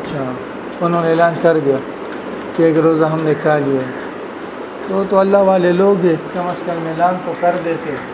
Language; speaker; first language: Urdu; non-native, local second language; Pashto